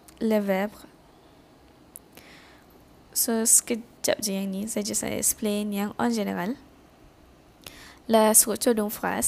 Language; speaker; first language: French; non-native, fluent; Malay